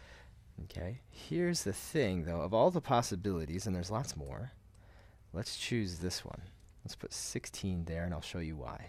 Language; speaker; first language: English; native; English